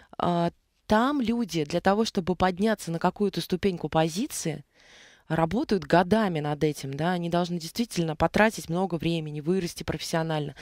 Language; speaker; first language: Russian; native; Russian